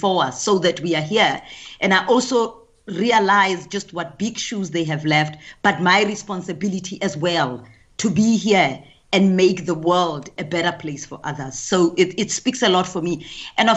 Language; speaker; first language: English; non-native, local second language; Tswana